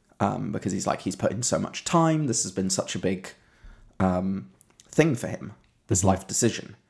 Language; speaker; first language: English; native; English